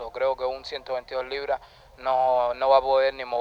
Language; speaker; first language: Spanish; native; Spanish